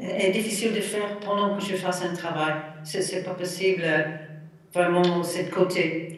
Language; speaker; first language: French; non-native, fluent; English